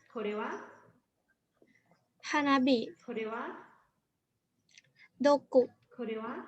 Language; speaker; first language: Japanese; non-native, learner; Thai